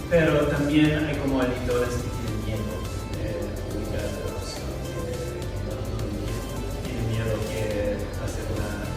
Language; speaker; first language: Spanish; non-native, fluent; English